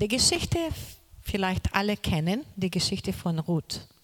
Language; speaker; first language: German; non-native, learner; Portuguese